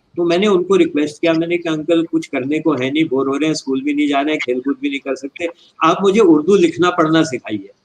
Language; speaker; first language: Hindi; native; Hindi